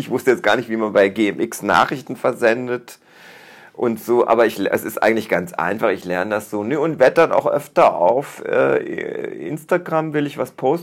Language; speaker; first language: German; native; German